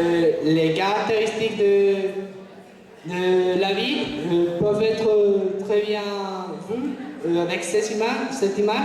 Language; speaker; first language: French; non-native, fluent; Spanish